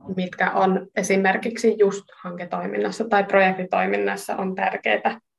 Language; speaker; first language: Finnish; non-native, fluent; Hungarian